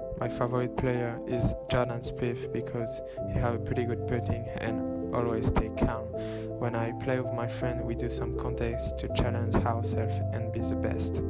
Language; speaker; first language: English; non-native, learner; French